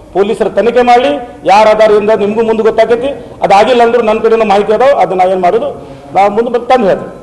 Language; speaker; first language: Kannada; non-native, local second language; Urdu